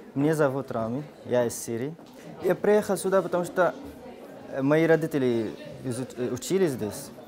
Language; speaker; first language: Russian; non-native, learner; Arabic